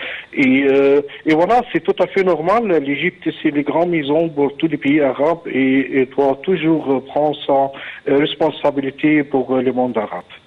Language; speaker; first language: French; non-native, fluent; Arabic